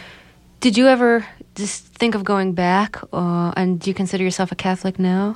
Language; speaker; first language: English; native; English